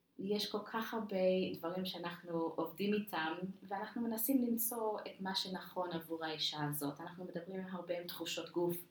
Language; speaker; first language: Hebrew; non-native, fluent; English